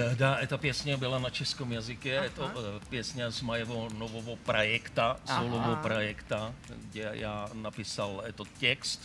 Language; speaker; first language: Russian; non-native, learner; Czech